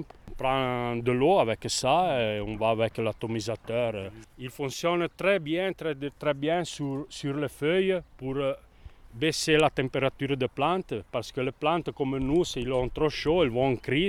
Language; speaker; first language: French; non-native, local second language; Italian